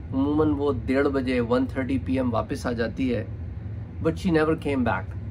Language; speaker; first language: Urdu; native; Urdu